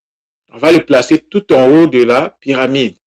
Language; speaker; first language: French; non-native, local second language; Kongo